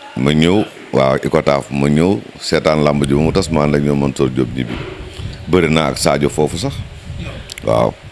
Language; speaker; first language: Wolof; native; Wolof